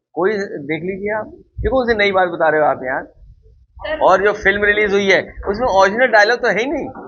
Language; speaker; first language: Hindi; native; Hindi